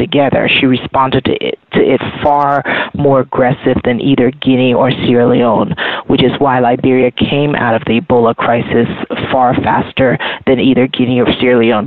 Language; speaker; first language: English; native; English